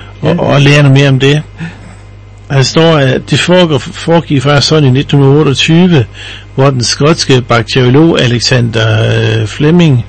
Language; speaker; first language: Danish; native; Danish